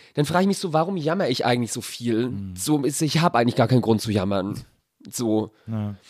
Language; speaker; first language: German; native; German